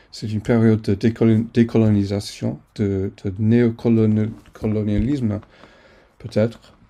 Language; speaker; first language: French; non-native, fluent; English